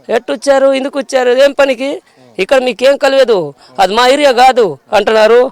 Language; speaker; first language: Telugu; non-native, local second language; Koya